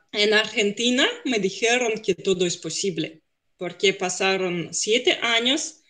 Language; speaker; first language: Spanish; non-native, fluent; Russian